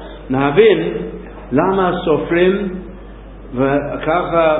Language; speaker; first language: Hebrew; non-native, fluent; English